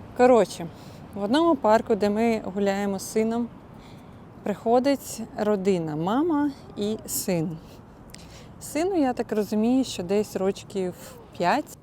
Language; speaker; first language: Ukrainian; non-native, local second language; Russian